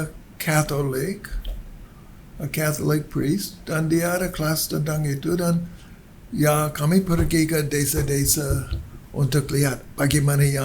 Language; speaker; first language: Indonesian; non-native, learner; English